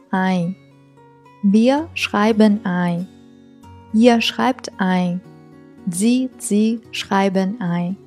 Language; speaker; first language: German; non-native, fluent; Chinese